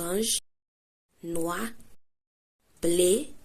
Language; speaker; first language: Haitian Creole; early bilingual, heritage; Haitian Creole